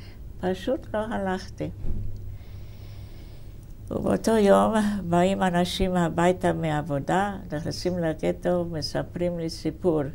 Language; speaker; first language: Hebrew; non-native, fluent; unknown